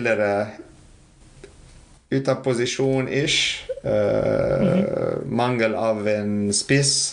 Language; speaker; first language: Norwegian; non-native, fluent; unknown